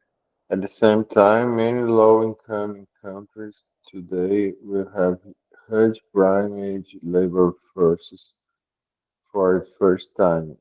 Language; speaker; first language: English; non-native, learner; Portuguese